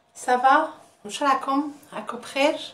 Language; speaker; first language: Arabic; native; Arabic